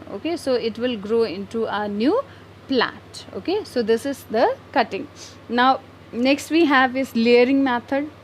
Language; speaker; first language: English; non-native, local second language; Hindi